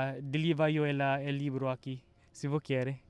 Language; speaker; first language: Spanish; non-native, learner; Chavacano